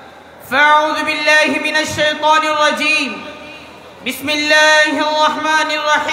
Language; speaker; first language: Arabic; non-native, learner; Bangla